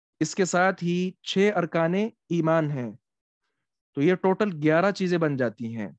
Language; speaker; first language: Urdu; non-native, local second language; Punjabi